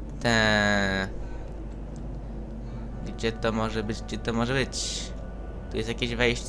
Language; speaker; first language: Polish; native; Polish